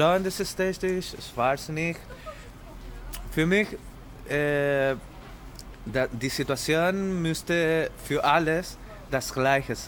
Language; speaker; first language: German; non-native, learner; Spanish